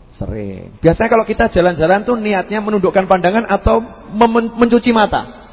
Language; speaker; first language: Indonesian; native; Indonesian